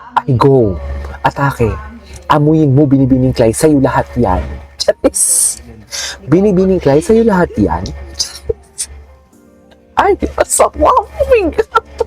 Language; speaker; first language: Filipino; non-native, local second language; Hiligaynon